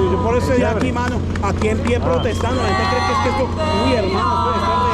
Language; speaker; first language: Spanish; native; Spanish